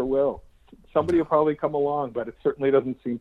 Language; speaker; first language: English; native; English